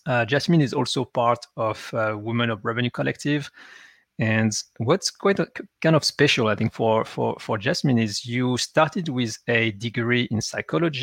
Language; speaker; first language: English; non-native, fluent; French